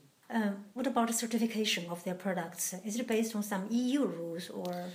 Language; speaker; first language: English; non-native, fluent; Chinese